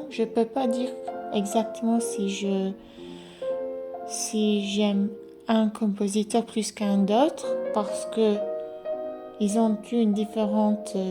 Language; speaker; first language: French; non-native, fluent; English